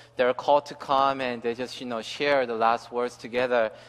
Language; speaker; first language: English; early bilingual, other home language; Korean